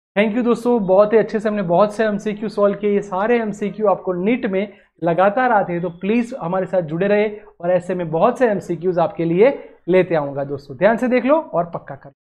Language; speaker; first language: Hindi; non-native, local second language; Gujarati